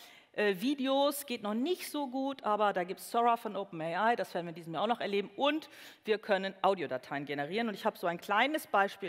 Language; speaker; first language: German; native; German